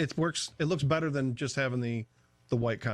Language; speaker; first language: English; native; English